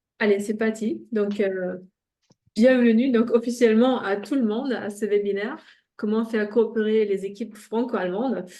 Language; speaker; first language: French; non-native, fluent; German